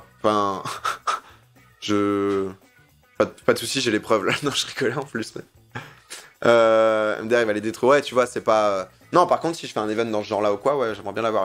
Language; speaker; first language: French; native; French